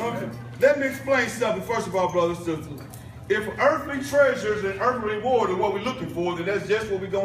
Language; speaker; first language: English; native; English